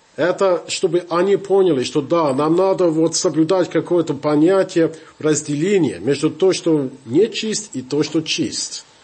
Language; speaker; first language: Russian; non-native, fluent; English